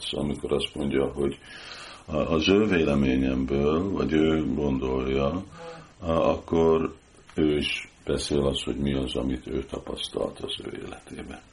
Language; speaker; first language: Hungarian; early bilingual, heritage; Hungarian